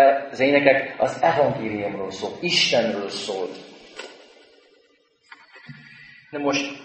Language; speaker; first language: Hungarian; non-native, fluent; English